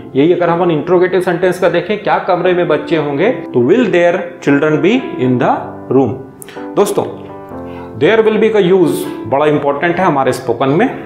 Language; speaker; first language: Hindi; native; Hindi